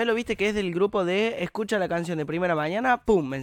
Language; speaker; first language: Spanish; native; Spanish